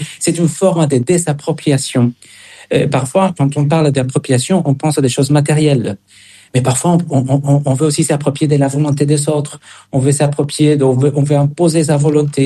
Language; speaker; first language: French; non-native, fluent; Spanish